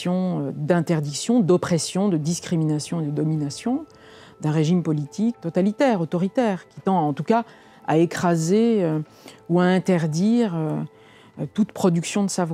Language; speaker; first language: French; native; French